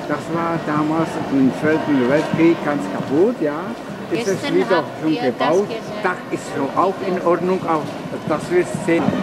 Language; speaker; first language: German; non-native, fluent; Czech